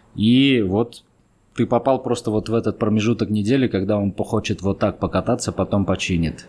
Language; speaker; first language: Russian; early bilingual, other home language; Armenian